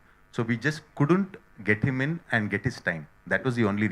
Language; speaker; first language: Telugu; non-native, learner; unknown